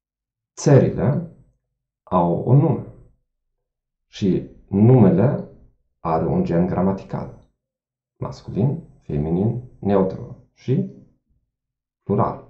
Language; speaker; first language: Romanian; non-native, fluent; German